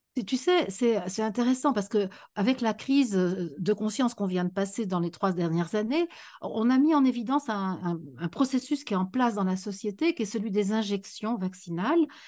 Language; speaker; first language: French; native; French